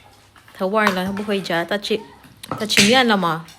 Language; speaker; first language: Chinese; non-native, learner; Filipino